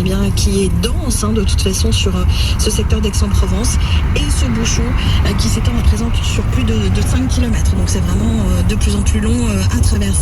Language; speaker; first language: French; native; French